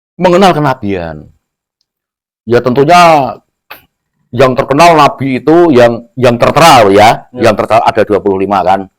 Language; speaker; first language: Indonesian; non-native, local second language; Javanese